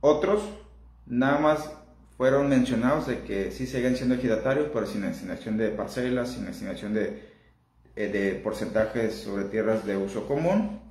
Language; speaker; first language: Spanish; native; Spanish